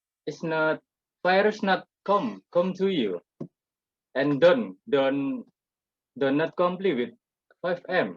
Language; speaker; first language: English; non-native, learner; Indonesian